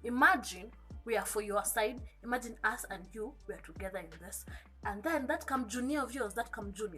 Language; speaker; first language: English; non-native, local second language; Kikuyu